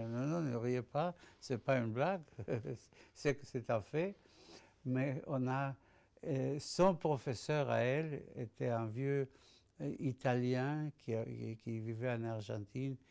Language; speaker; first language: French; non-native, fluent; Spanish